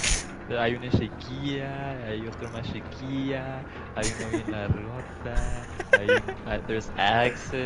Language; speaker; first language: Spanish; early bilingual, other home language; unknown